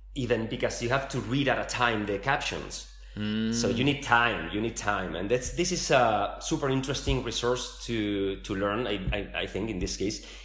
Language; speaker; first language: English; non-native, fluent; Spanish